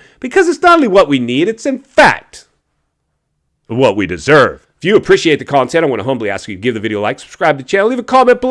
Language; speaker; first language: English; native; English